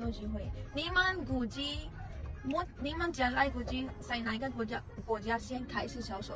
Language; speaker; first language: Chinese; non-native, learner; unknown